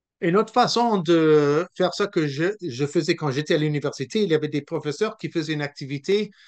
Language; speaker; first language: French; non-native, local second language; English